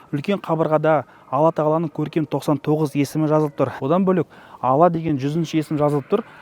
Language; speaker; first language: Kazakh; native; Kazakh